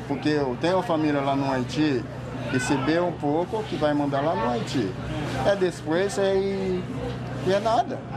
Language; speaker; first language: Portuguese; non-native, learner; Haitian Creole